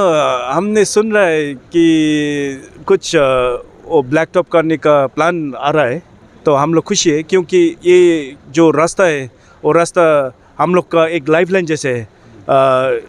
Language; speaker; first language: Hindi; non-native, fluent; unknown